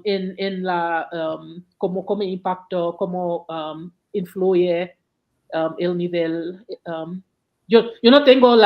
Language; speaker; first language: Spanish; non-native, learner; English